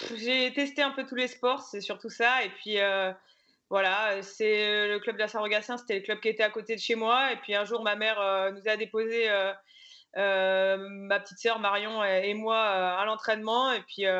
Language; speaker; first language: French; native; French